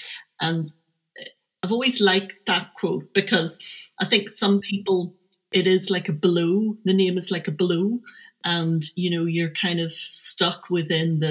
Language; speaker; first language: English; native; English